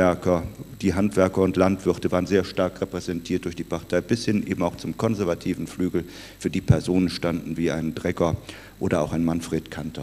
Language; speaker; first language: German; native; German